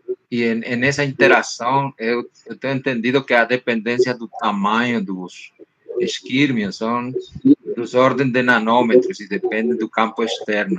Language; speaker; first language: Portuguese; non-native, local second language; Spanish